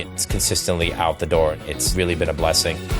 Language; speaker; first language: English; native; English